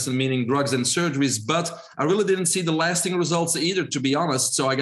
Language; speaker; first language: English; non-native, fluent; Dutch